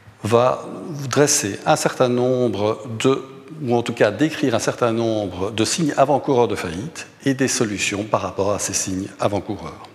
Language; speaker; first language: French; native; French